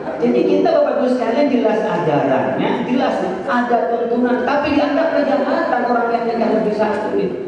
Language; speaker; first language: Indonesian; non-native, local second language; Madurese